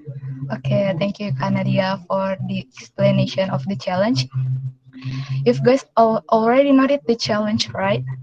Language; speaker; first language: English; non-native, local second language; Indonesian